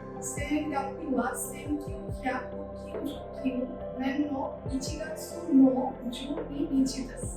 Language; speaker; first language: Japanese; non-native, learner; Bangla